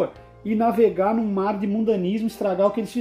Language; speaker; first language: Portuguese; native; Portuguese